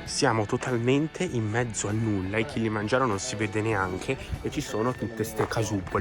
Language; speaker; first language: Italian; native; Italian